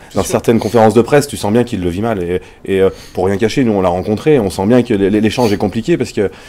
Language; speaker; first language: French; native; French